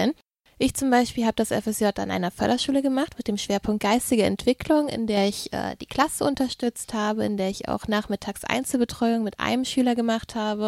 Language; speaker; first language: German; native; German